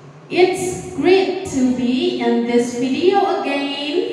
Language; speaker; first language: English; non-native, fluent; Indonesian